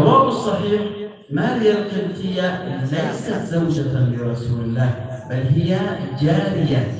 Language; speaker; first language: Arabic; non-native, fluent; Indonesian